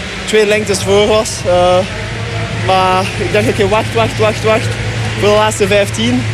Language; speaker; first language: Dutch; non-native, local second language; French